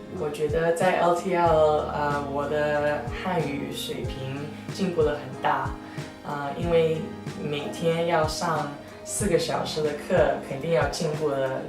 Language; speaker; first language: Chinese; early bilingual, heritage; English